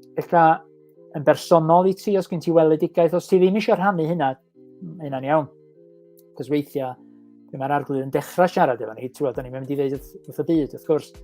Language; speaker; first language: Welsh; native; Welsh